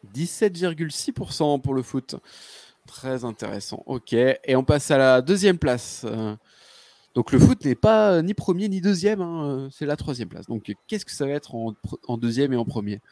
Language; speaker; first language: French; native; French